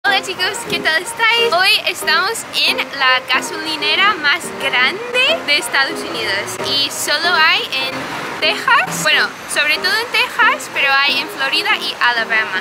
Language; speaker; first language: Spanish; non-native, fluent; English